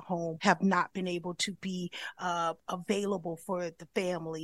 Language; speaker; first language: English; native; English